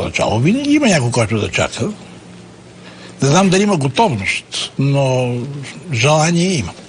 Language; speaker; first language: Bulgarian; native; Bulgarian